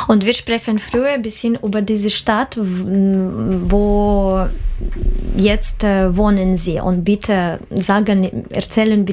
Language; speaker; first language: German; non-native, learner; Russian